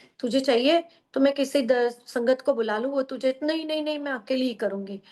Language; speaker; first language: Hindi; non-native, local second language; Gujarati